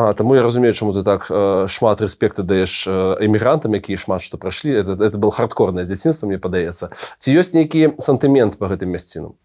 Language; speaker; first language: Belarusian; non-native, local second language; Russian